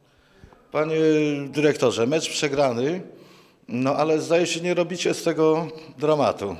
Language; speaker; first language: Polish; native; Polish